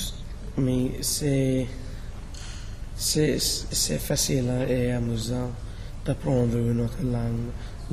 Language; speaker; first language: French; non-native, learner; English